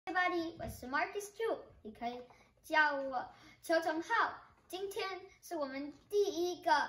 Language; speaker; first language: Chinese; early bilingual, heritage; English